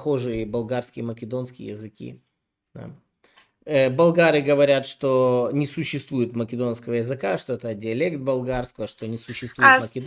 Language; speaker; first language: Russian; non-native, local second language; Ukrainian